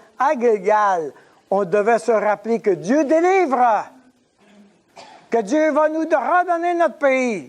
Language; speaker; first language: French; native; French